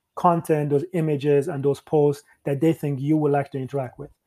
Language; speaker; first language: English; early bilingual, other home language; Persian